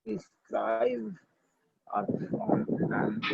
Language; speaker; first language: English; non-native, learner; Hindi